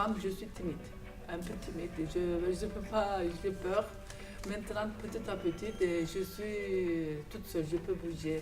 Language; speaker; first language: French; non-native, learner; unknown